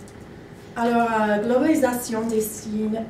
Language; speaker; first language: French; non-native, learner; English